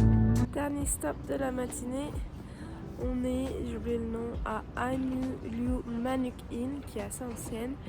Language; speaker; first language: French; native; French